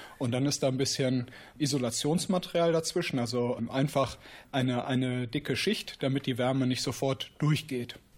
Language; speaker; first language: German; native; German